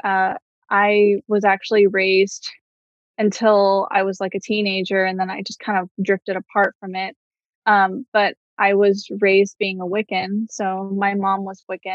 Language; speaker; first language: English; native; English